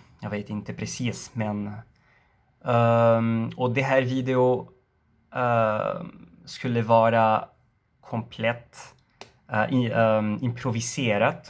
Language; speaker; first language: Swedish; non-native, learner; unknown